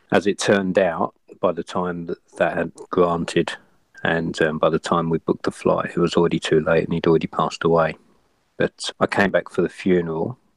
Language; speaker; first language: English; native; English